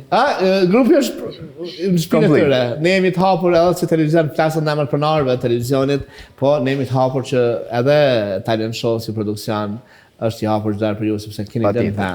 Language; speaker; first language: Albanian; native; Albanian